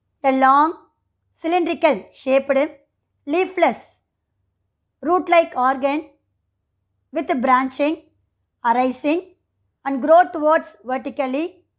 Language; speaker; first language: English; non-native, local second language; Tamil